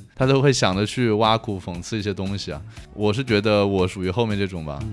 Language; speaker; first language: Chinese; native; Chinese